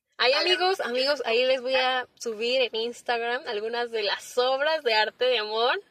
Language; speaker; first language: Spanish; native; Spanish